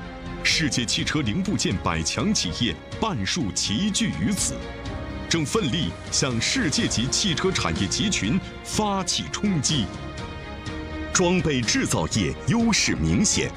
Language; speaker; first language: Chinese; native; Chinese